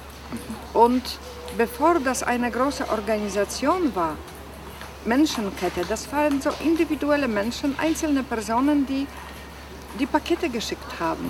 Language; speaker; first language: German; non-native, fluent; Polish